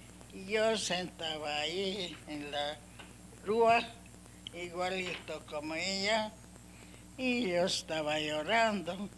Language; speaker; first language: Spanish; non-native, learner; Hungarian